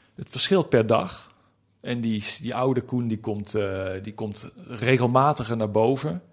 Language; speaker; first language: Dutch; native; Dutch